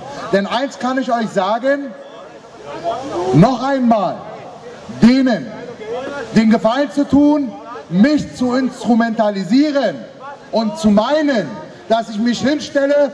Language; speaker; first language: German; early bilingual, other home language; Arabic